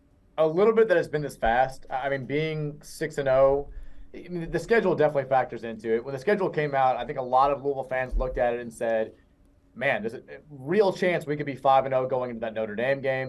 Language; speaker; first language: English; native; English